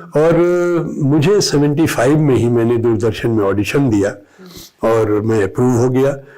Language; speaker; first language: Hindi; native; Hindi